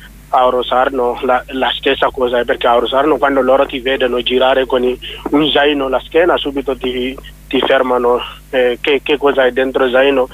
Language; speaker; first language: Italian; non-native, learner; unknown